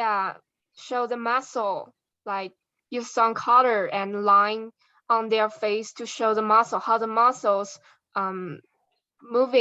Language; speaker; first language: English; non-native, learner; Chinese